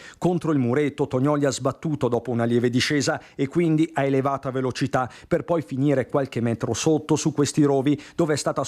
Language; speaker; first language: Italian; native; Italian